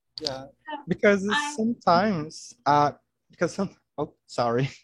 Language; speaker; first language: English; non-native, learner; Portuguese